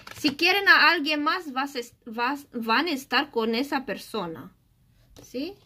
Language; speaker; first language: Spanish; non-native, learner; Romanian